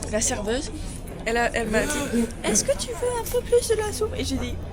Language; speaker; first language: French; non-native, learner; English